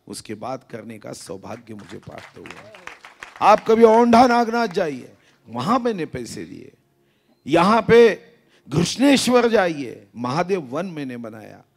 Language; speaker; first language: Hindi; non-native, local second language; Marathi